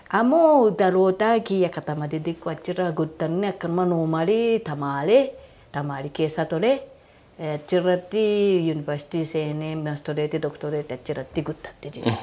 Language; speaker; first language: Oromo; non-native, fluent; Japanese